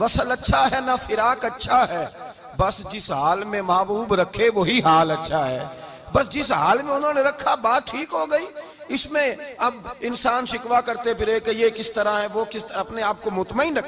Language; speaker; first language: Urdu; non-native, local second language; Punjabi